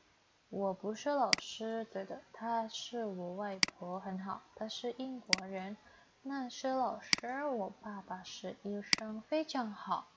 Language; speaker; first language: Chinese; non-native, fluent; Indonesian